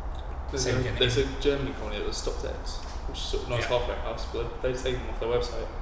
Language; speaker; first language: English; native; English